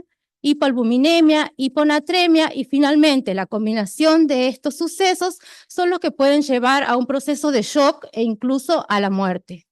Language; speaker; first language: Spanish; native; Spanish